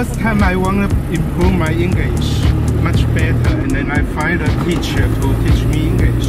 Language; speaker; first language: English; non-native, learner; Chinese